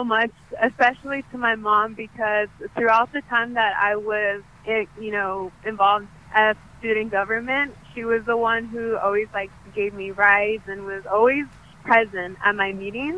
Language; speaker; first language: English; native; English